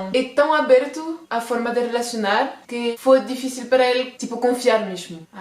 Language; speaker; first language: Portuguese; non-native, fluent; French